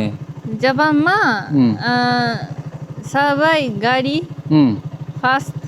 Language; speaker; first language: Nepali; non-native, learner; Japanese